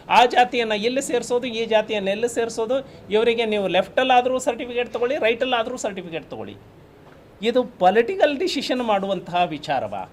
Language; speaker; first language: Kannada; non-native, local second language; Lambadi